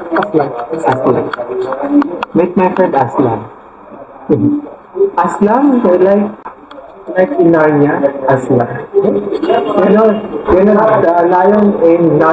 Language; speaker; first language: English; non-native, fluent; Filipino